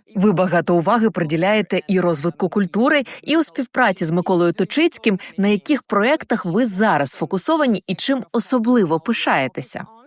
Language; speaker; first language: Ukrainian; native; Ukrainian